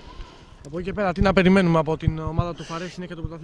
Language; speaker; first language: Greek; native; Greek